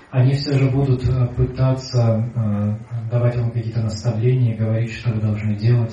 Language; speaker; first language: Russian; native; Russian